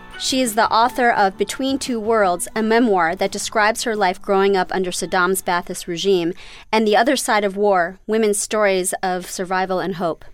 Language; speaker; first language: English; native; English